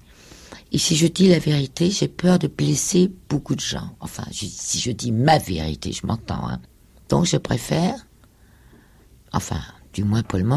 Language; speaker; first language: French; non-native, fluent; Danish